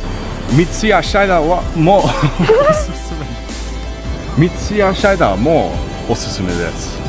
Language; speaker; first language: Japanese; non-native, learner; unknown